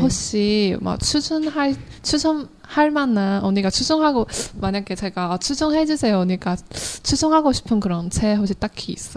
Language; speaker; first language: Korean; non-native, learner; Chinese